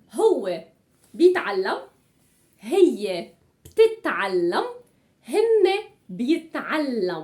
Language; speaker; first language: Arabic; native; Arabic